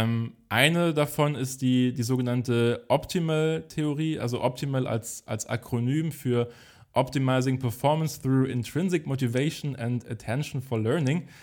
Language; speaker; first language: German; native; German